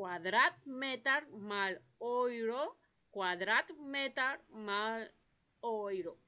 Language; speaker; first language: German; non-native, learner; Spanish